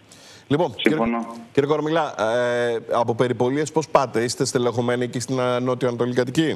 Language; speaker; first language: Greek; native; Greek